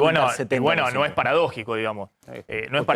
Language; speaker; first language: Spanish; native; Spanish